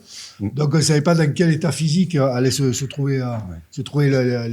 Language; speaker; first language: French; native; French